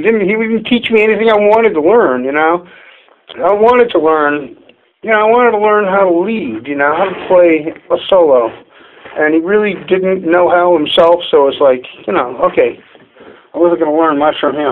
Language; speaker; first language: English; native; English